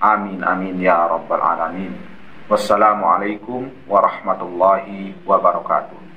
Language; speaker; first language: Indonesian; native; Indonesian